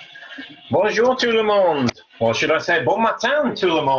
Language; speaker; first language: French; non-native, fluent; English